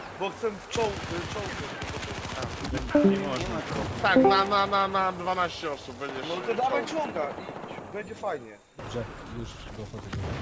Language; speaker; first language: Polish; native; Polish